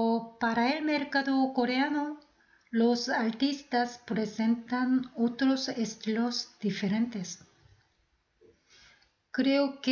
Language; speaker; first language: Spanish; non-native, fluent; Korean